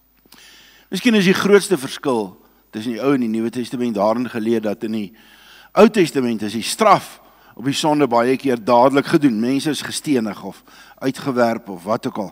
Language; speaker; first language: Afrikaans; native; Afrikaans